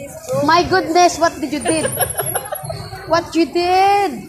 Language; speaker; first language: English; non-native, local second language; Cebuano